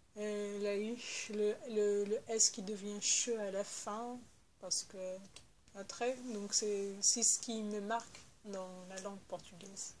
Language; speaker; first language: French; non-native, local second language; Arabic